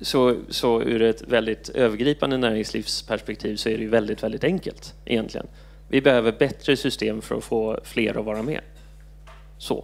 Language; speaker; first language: Swedish; native; Swedish